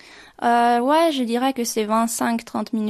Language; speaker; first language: French; non-native, fluent; Swedish